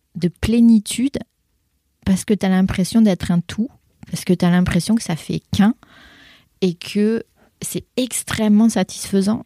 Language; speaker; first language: French; native; French